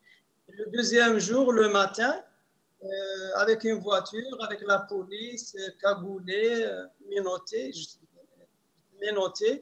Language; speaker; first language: French; non-native, local second language; Arabic